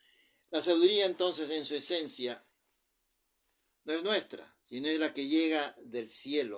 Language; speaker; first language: Spanish; native; Spanish